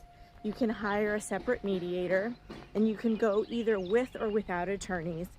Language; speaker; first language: English; native; English